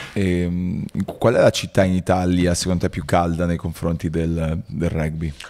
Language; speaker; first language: Italian; native; Italian